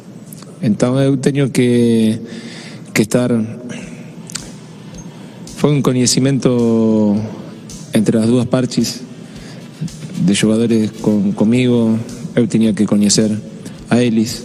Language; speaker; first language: Portuguese; non-native, fluent; Spanish